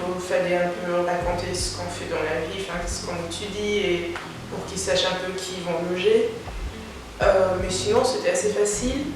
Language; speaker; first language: French; non-native, local second language; Luxembourgish